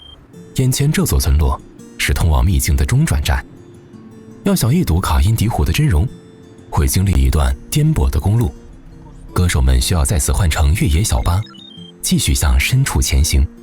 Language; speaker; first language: Chinese; native; Chinese